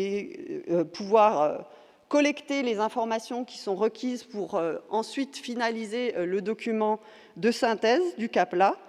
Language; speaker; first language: French; native; French